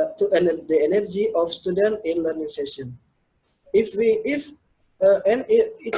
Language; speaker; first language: English; non-native, learner; Indonesian